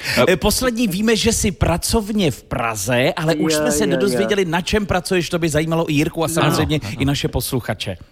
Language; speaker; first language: Czech; native; Czech